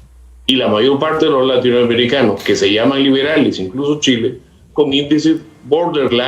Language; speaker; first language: Spanish; native; Spanish